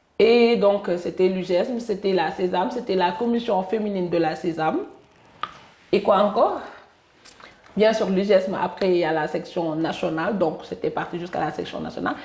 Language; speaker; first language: French; non-native, local second language; Wolof